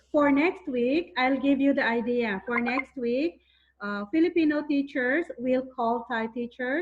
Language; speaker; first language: English; non-native, fluent; Thai